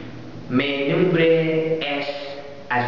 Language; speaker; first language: Spanish; non-native, learner; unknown